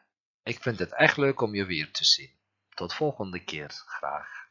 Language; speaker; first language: Dutch; non-native, fluent; Turkish